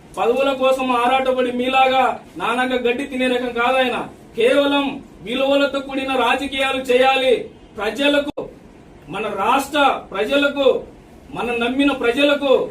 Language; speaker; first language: Telugu; native; Telugu